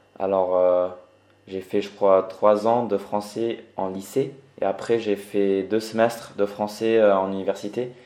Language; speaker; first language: French; early bilingual, other home language; English